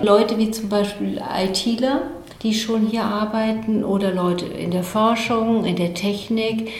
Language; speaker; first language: German; native; German